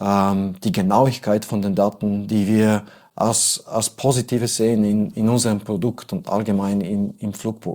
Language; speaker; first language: German; non-native, fluent; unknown